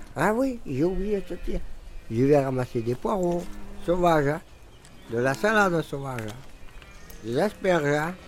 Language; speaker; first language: French; native; French